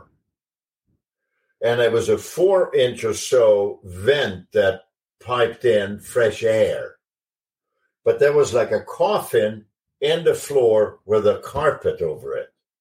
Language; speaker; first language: English; non-native, fluent; Swedish